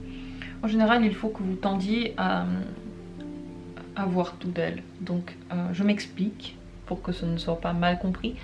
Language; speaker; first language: French; native; French